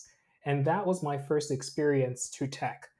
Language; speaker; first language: English; non-native, local second language; Krio